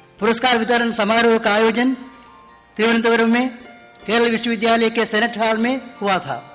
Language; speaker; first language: Hindi; non-native, local second language; Malayalam